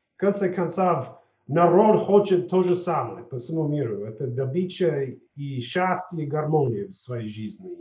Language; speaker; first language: Russian; non-native, fluent; English